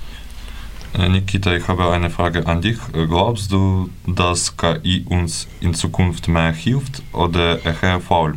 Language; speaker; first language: German; non-native, fluent; Ukrainian